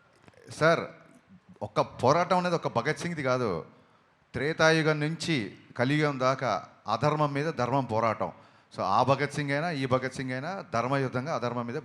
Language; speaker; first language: Telugu; native; Telugu